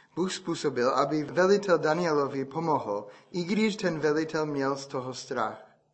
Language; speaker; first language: Czech; non-native, fluent; English